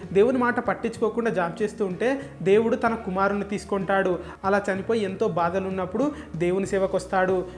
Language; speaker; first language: Telugu; native; Telugu